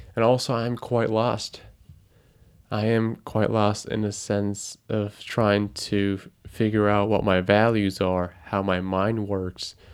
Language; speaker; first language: English; non-native, fluent; Japanese